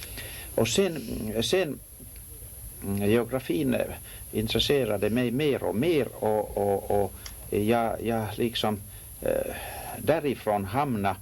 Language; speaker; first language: Swedish; non-native, local second language; Finnish